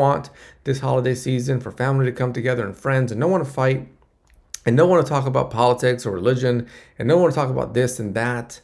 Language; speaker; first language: English; native; English